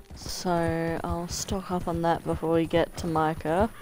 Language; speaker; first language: English; native; English